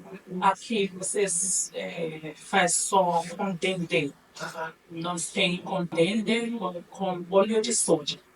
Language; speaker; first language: Portuguese; non-native, learner; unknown